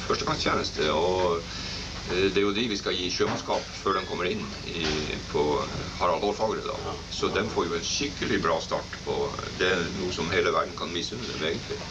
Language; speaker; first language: Norwegian; native; Norwegian